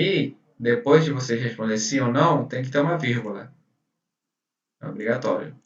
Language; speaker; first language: Portuguese; non-native, fluent; Spanish